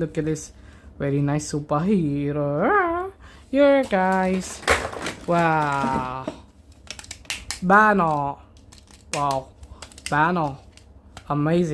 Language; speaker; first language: English; non-native, learner; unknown